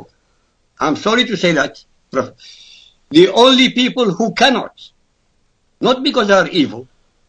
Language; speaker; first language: English; non-native, fluent; Arabic